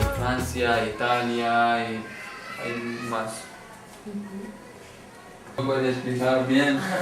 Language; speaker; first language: Spanish; non-native, learner; Punjabi